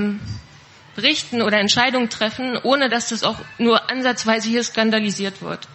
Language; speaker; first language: German; native; German